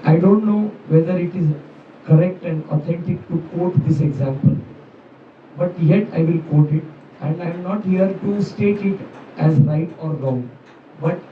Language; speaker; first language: English; non-native, local second language; Marathi